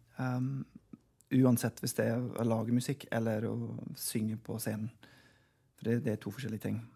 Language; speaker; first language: Norwegian; non-native, fluent; English